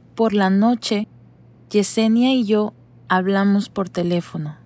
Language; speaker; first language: Spanish; native; Spanish